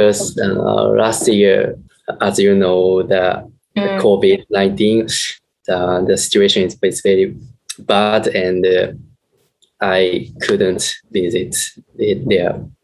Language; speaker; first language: English; non-native, learner; Japanese